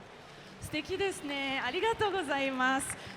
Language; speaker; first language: Japanese; non-native, fluent; French